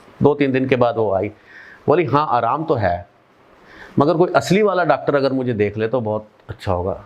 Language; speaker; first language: Hindi; non-native, local second language; Punjabi